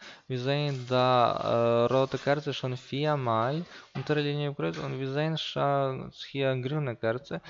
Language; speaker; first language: German; non-native, learner; Russian